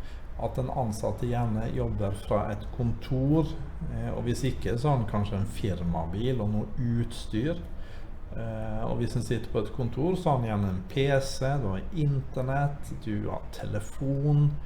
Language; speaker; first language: Norwegian; native; Norwegian